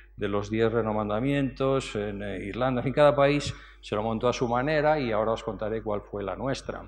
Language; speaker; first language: Spanish; native; Spanish